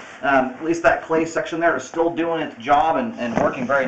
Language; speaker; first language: English; native; English